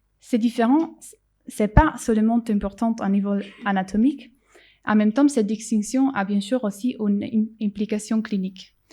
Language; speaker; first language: French; non-native, fluent; Italian